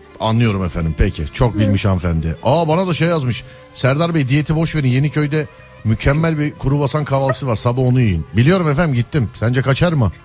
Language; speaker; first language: Turkish; native; Turkish